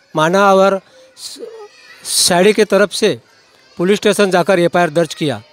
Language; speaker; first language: Hindi; non-native, local second language; Marathi